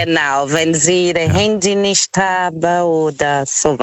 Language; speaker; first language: German; non-native, learner; Portuguese